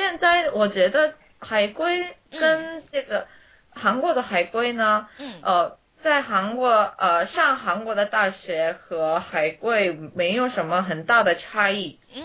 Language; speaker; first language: Chinese; non-native, learner; Korean